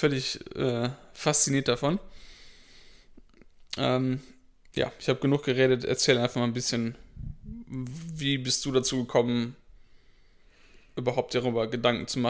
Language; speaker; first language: German; native; German